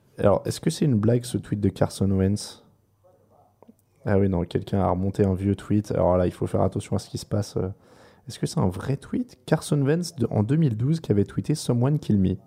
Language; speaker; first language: French; native; French